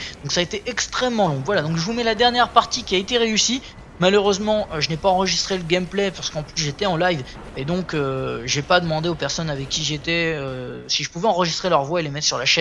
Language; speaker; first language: French; native; French